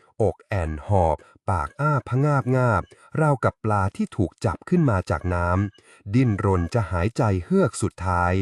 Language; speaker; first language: Thai; native; Thai